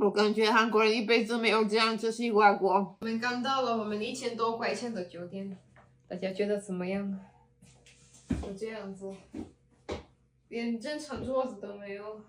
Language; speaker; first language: Chinese; non-native, fluent; Slovak